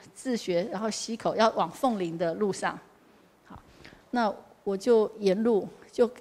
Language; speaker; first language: Chinese; native; Chinese